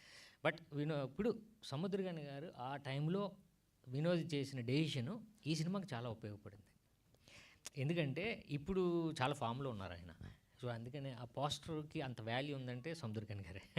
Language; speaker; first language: Telugu; native; Telugu